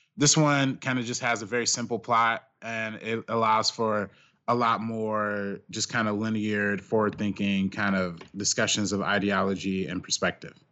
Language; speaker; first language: English; native; English